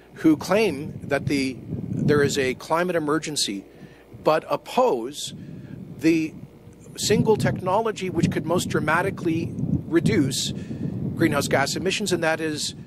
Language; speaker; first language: English; native; English